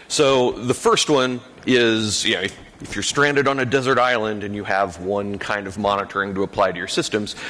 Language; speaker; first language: English; native; English